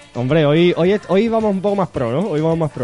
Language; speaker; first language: Spanish; native; Spanish